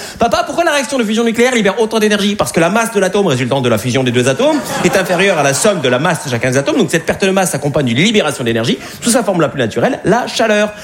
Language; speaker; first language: French; native; French